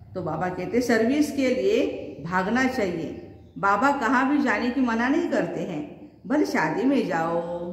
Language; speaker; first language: Hindi; non-native, local second language; Marathi